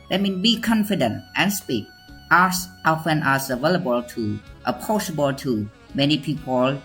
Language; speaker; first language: English; non-native, learner; Khmer